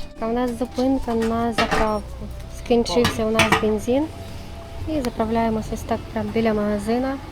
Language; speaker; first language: Ukrainian; native; Ukrainian